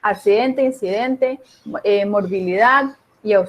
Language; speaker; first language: Spanish; native; Spanish